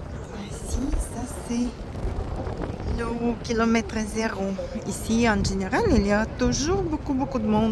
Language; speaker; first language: French; non-native, fluent; Russian